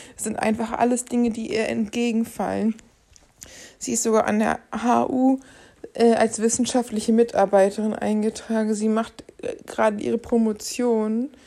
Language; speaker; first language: German; native; German